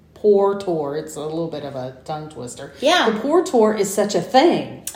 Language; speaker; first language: English; native; English